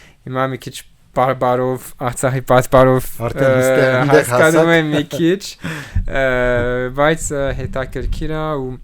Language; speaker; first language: Armenian; non-native, learner; French